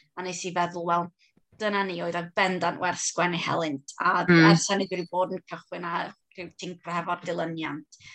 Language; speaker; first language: Welsh; non-native, local second language; English